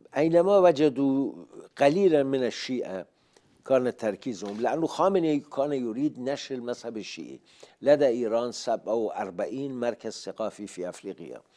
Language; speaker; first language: Arabic; non-native, fluent; Persian